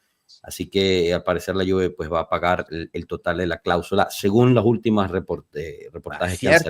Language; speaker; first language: Spanish; native; Spanish